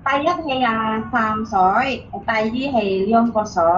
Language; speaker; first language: Cantonese; non-native, learner; Indonesian